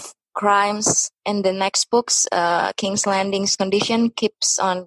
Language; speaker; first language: English; non-native, fluent; Indonesian